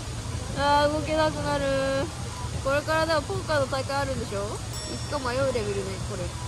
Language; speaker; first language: Japanese; native; Japanese